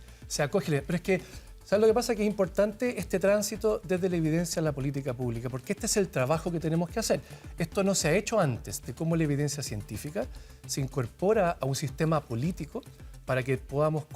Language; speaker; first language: Spanish; native; Spanish